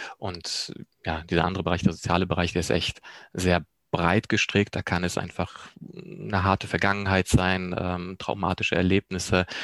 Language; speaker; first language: German; early bilingual, other home language; Polish